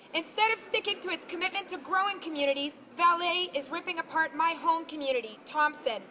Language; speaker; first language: French; non-native, local second language; Greek